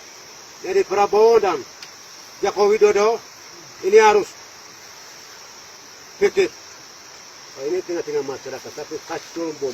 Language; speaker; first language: Indonesian; non-native, local second language; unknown